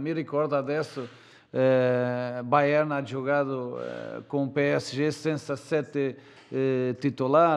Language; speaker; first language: Italian; non-native, learner; Portuguese